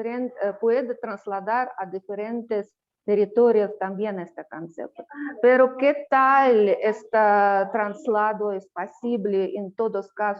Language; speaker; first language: Spanish; non-native, learner; Russian